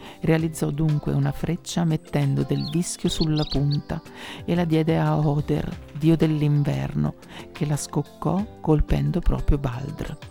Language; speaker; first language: Italian; native; Italian